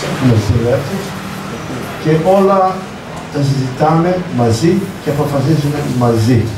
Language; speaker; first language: Greek; early bilingual, heritage; Greek